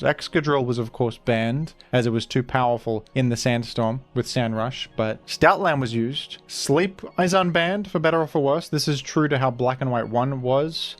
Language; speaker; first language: English; native; English